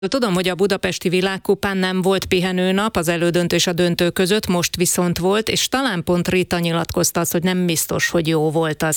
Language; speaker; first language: Hungarian; native; Hungarian